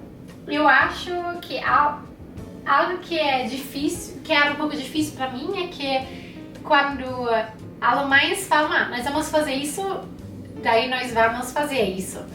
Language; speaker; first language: Portuguese; non-native, fluent; German